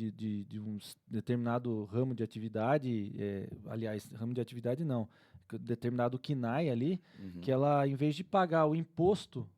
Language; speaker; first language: Portuguese; native; Portuguese